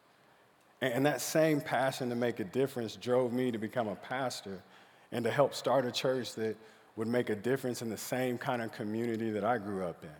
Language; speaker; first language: English; native; English